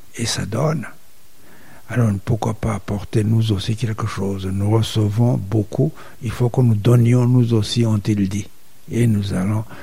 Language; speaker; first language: French; non-native, local second language; Rundi